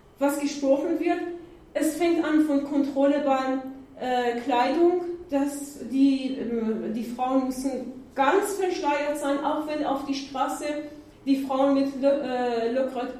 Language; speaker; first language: German; non-native, learner; Persian